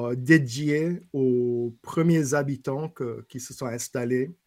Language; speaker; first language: French; non-native, fluent; English